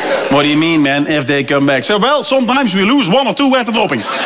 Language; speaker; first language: English; non-native, fluent; Dutch